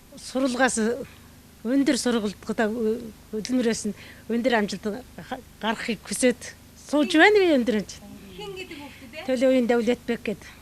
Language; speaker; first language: Mongolian; non-native, local second language; Kazakh